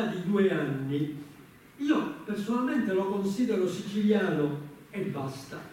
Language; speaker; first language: Italian; native; Italian